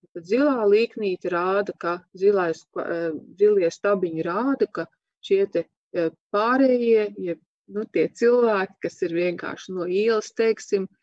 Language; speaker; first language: Latvian; native; Latvian